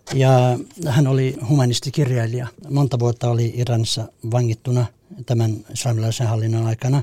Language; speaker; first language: Finnish; non-native, fluent; Kurdish